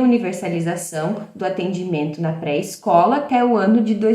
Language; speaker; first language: Portuguese; native; Portuguese